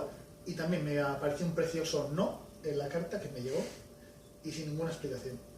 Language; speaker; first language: Spanish; native; Spanish